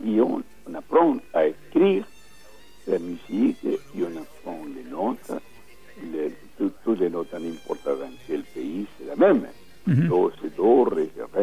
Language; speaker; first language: French; non-native, fluent; Spanish